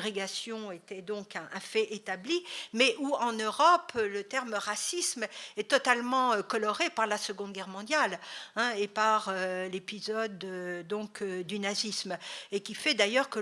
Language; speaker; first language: French; native; French